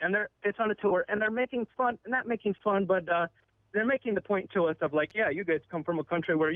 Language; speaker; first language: English; native; English